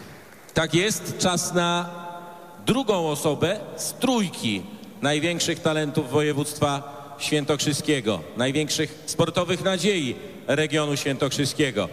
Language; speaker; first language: Polish; native; Polish